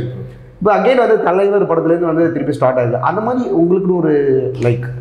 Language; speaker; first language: Tamil; native; Tamil